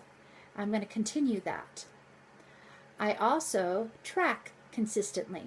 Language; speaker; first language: English; native; English